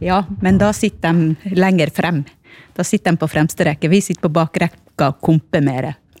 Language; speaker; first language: Norwegian; native; Norwegian